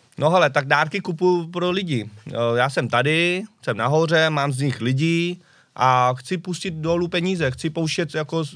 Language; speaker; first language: Czech; early bilingual, other home language; Vietnamese